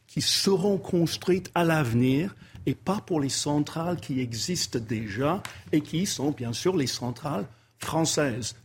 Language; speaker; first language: French; non-native, fluent; English